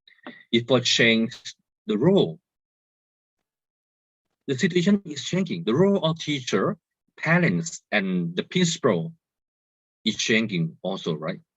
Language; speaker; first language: English; non-native, learner; Thai